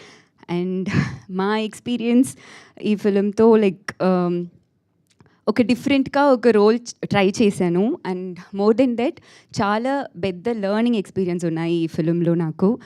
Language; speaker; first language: Telugu; non-native, fluent; Tamil